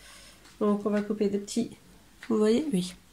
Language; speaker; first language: French; native; French